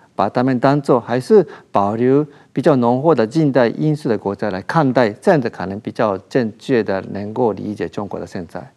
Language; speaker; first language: Chinese; non-native, fluent; Japanese